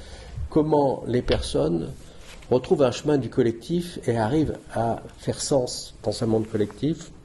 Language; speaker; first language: French; native; French